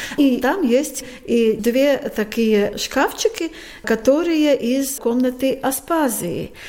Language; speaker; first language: Russian; non-native, fluent; Latvian